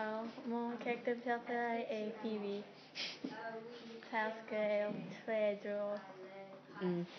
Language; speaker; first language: French; non-native, learner; English